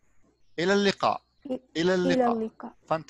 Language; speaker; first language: Arabic; non-native, fluent; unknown